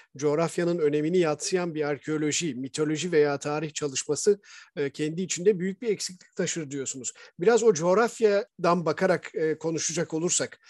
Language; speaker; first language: Turkish; native; Turkish